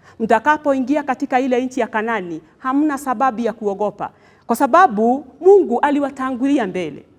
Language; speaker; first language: Swahili; non-native, local second language; Kikuyu